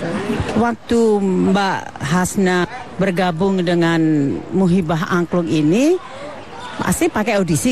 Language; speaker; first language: Indonesian; native; Indonesian